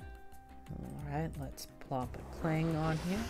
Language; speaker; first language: English; native; English